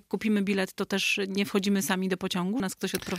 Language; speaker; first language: Polish; native; Polish